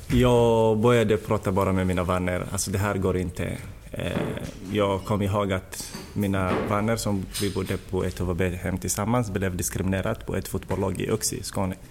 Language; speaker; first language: Swedish; non-native, fluent; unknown